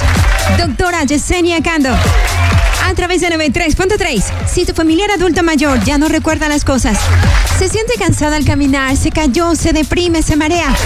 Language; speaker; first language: Spanish; native; Spanish